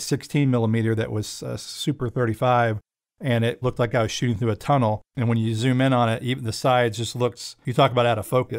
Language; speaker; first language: English; native; English